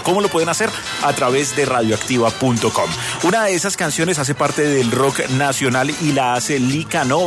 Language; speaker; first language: Spanish; native; Spanish